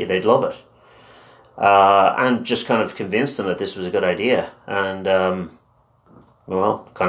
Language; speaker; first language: English; non-native, local second language; Irish